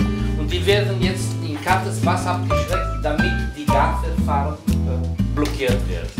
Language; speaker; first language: German; non-native, fluent; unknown